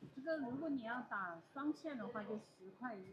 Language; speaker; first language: Chinese; native; Chinese